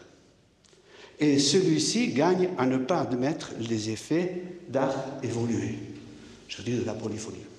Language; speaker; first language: French; native; French